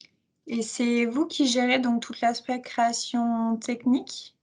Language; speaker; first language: French; native; French